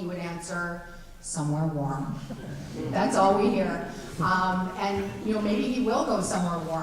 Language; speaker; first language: English; native; English